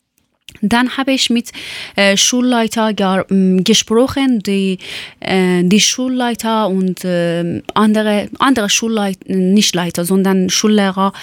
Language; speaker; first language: German; non-native, learner; Persian